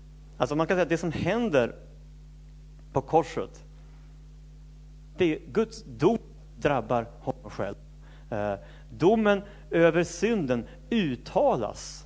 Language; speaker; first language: Swedish; native; Swedish